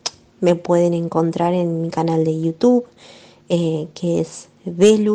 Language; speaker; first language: Spanish; native; Spanish